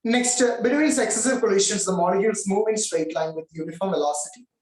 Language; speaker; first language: English; non-native, local second language; Malayalam